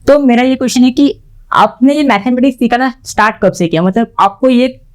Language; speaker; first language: Hindi; non-native, local second language; Marathi